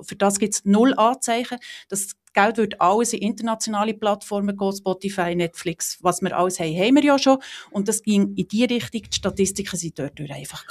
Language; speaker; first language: German; native; German